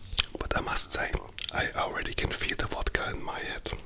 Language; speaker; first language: English; non-native, fluent; German